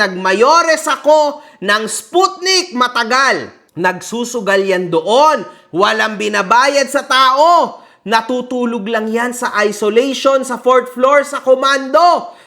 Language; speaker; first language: Filipino; early bilingual, heritage; Filipino